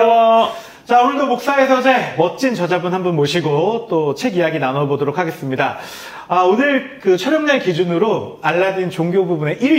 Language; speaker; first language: Korean; native; Korean